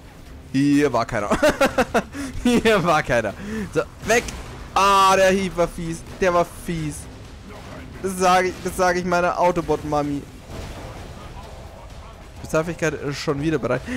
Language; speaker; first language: German; native; German